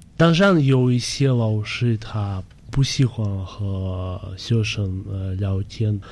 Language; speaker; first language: Chinese; non-native, fluent; Russian